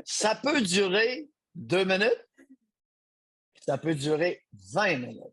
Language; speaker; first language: French; native; French